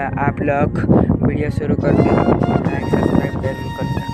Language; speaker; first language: Hindi; non-native, local second language; Odia